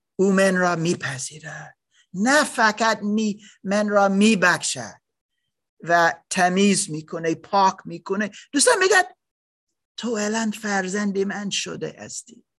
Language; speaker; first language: Persian; non-native, learner; German